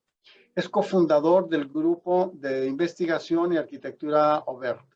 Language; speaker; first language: Spanish; native; Spanish